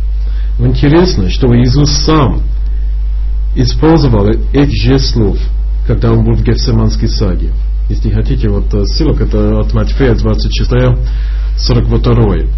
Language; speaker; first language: Russian; non-native, fluent; English